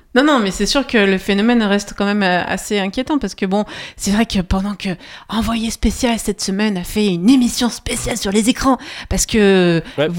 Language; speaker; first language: French; native; French